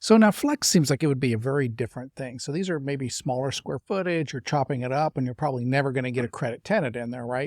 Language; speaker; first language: English; native; English